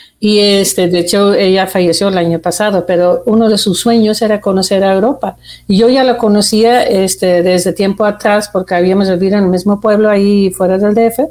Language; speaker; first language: Spanish; non-native, fluent; Dutch